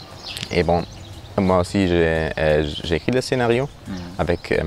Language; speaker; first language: French; non-native, learner; German